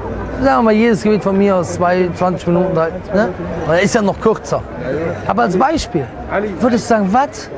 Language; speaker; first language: German; native; German